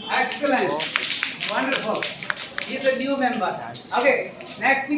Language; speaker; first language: English; non-native, learner; Bangla